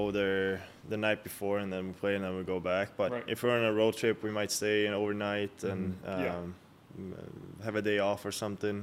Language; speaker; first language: English; non-native, fluent; Swedish